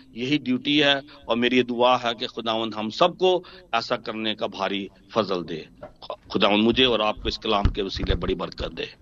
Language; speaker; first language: Urdu; non-native, local second language; Punjabi